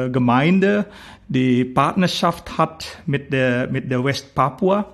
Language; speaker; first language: German; non-native, fluent; Indonesian